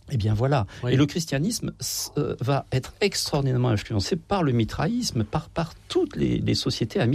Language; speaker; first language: French; native; French